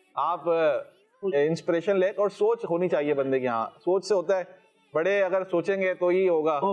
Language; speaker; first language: Urdu; native; Urdu